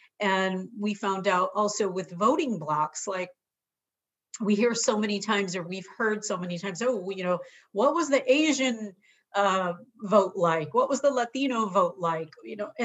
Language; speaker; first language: English; native; English